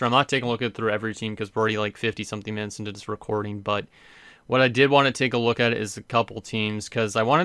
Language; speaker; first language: English; native; English